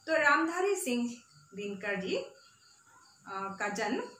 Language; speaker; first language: Hindi; non-native, local second language; Assamese